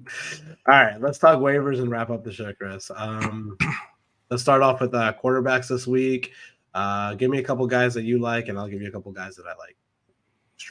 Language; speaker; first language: English; native; English